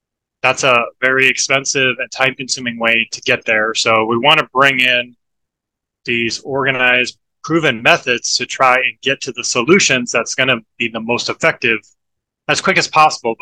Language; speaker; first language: English; native; English